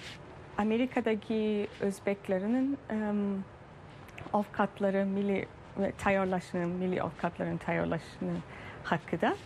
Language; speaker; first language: Turkish; early bilingual, heritage; Turkish